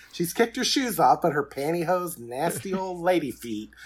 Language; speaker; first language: English; native; English